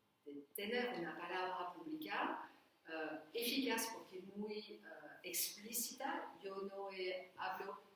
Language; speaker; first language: Spanish; non-native, learner; French